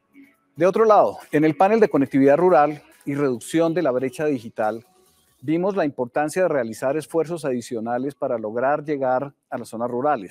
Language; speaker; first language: Spanish; native; Spanish